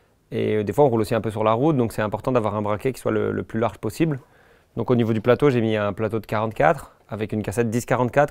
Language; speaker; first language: French; native; French